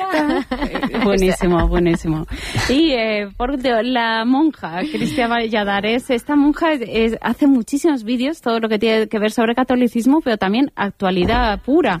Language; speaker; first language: Spanish; native; Spanish